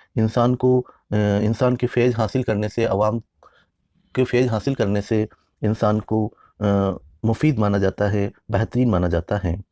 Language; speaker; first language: Hindi; native; Hindi